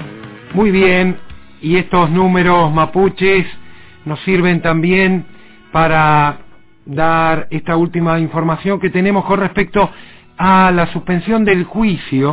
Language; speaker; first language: Spanish; native; Spanish